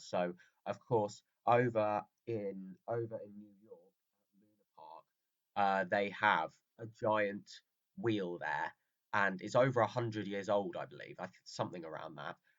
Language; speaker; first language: English; native; English